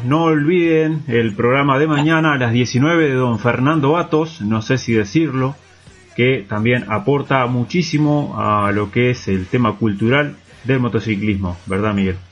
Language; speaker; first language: Spanish; native; Spanish